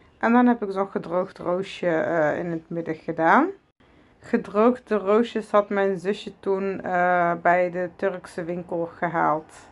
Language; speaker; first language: Dutch; early bilingual, other home language; Arabic